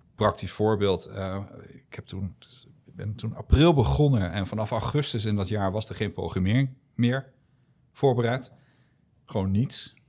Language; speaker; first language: Dutch; native; Dutch